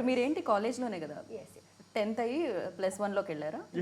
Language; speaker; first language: Telugu; native; Telugu